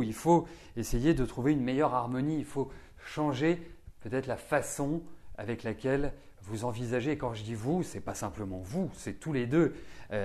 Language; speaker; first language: French; native; French